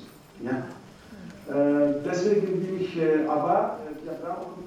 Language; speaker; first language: German; non-native, learner; Turkish